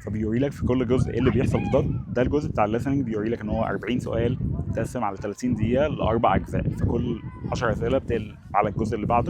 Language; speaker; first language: Arabic; native; Arabic